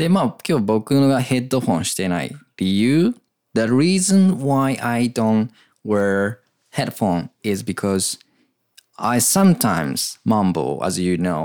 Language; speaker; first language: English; non-native, learner; Japanese